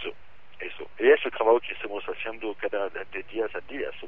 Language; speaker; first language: Spanish; non-native, fluent; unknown